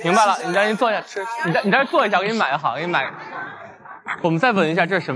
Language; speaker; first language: Chinese; native; Chinese